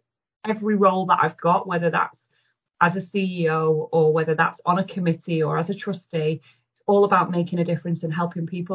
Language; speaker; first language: English; native; English